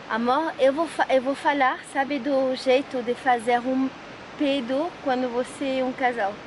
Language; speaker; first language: Portuguese; non-native, learner; French